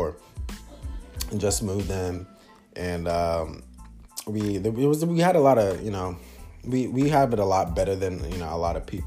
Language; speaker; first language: English; native; English